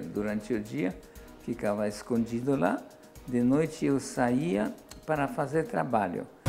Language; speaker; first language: Portuguese; non-native, fluent; Polish